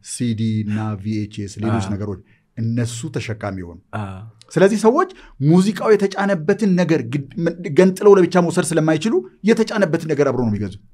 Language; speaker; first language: Amharic; native; Amharic